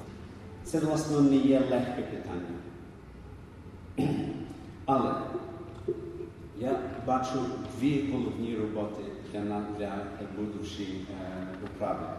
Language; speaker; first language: Ukrainian; early bilingual, other home language; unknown